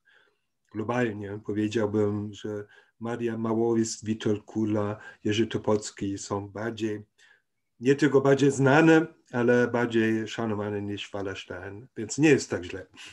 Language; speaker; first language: Polish; non-native, fluent; German